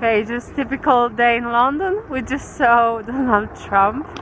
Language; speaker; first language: English; non-native, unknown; Polish